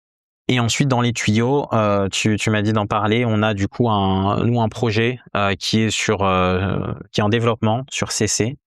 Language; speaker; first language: French; native; French